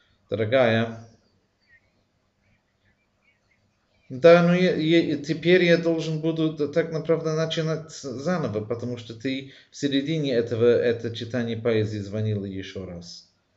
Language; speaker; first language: Russian; non-native, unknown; English